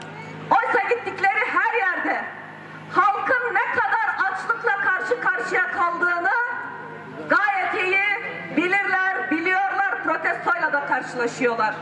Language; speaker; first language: Turkish; native; Turkish